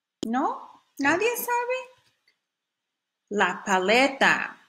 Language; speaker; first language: Spanish; non-native, fluent; English